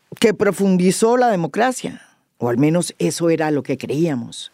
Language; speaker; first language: Spanish; native; Spanish